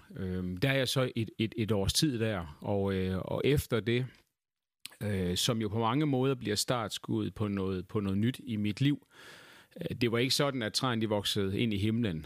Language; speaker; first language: Danish; native; Danish